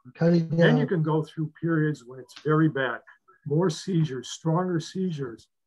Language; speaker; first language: English; native; English